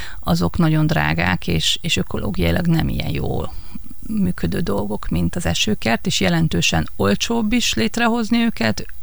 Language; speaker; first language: Hungarian; native; Hungarian